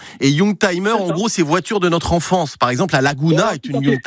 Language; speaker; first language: French; native; French